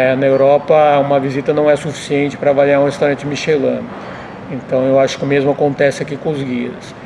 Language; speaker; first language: Portuguese; native; Portuguese